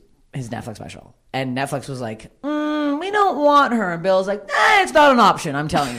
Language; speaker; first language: English; native; English